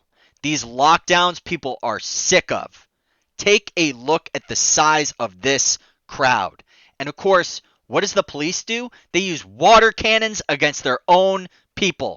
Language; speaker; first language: English; native; English